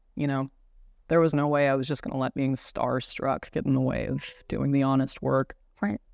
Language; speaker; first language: English; native; English